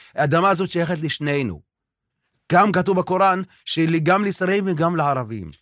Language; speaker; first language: Hebrew; non-native, local second language; Arabic